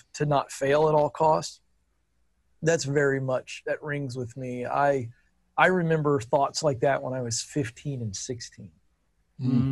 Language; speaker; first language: English; native; English